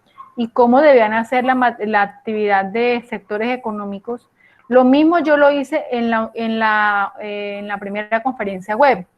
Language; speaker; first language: Spanish; native; Spanish